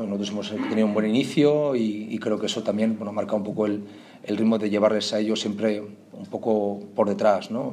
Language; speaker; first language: Spanish; native; Spanish